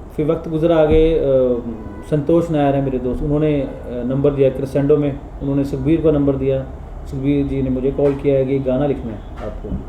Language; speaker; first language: Hindi; non-native, local second language; Punjabi